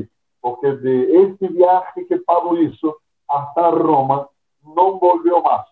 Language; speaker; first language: Spanish; non-native, fluent; Portuguese